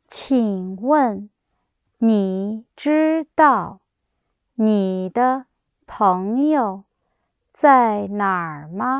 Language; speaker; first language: Chinese; non-native, learner; English